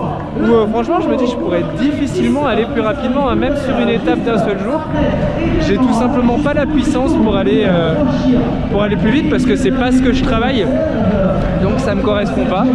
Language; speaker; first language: French; native; French